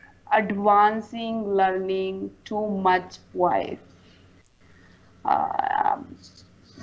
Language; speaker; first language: English; non-native, learner; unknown